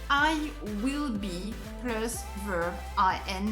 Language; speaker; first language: English; non-native, fluent; French